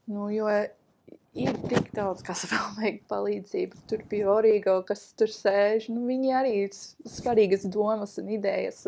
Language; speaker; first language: Latvian; non-native, learner; English